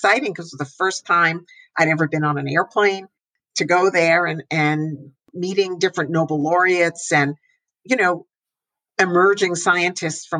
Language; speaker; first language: English; native; English